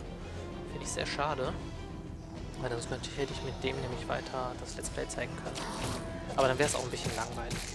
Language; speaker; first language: German; native; German